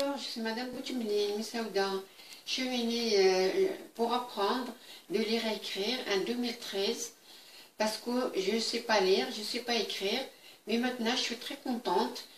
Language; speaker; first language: French; non-native, learner; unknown